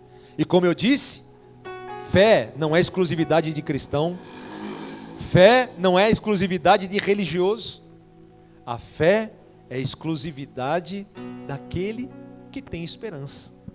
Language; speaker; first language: Portuguese; native; Portuguese